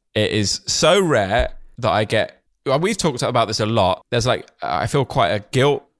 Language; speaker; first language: English; native; English